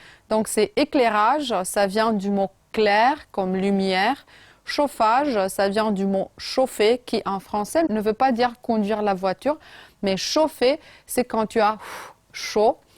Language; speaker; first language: French; non-native, fluent; Romanian